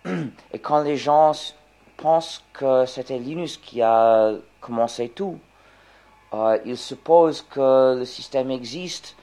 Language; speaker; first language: French; non-native, fluent; English